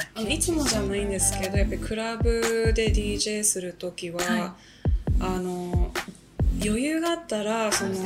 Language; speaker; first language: Japanese; non-native, fluent; English